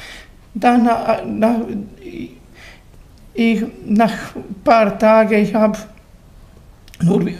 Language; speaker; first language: German; non-native, learner; Bosnian